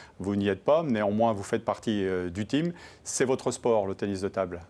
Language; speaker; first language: French; native; French